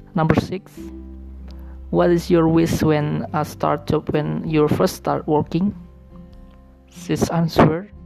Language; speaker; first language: English; non-native, learner; Indonesian